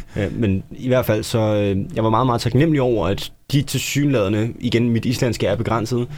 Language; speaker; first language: Danish; early bilingual, other home language; Icelandic